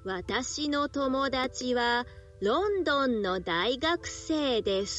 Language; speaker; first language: Japanese; non-native, learner; English